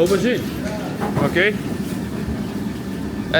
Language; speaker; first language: English; non-native, learner; Hungarian